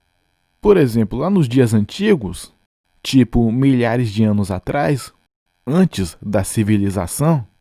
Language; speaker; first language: Portuguese; non-native, fluent; English